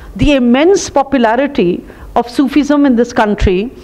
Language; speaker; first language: English; non-native, local second language; Hindi